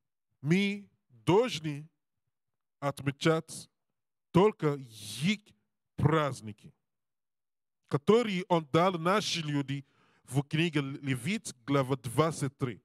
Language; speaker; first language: Russian; non-native, learner; English